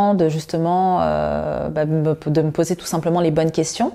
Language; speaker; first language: French; native; French